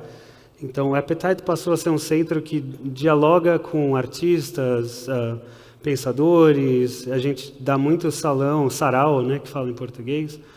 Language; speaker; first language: Portuguese; early bilingual, heritage; Portuguese